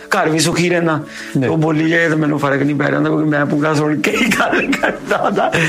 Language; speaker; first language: Punjabi; native; Punjabi